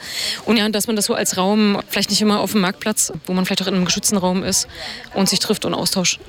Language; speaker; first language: German; native; German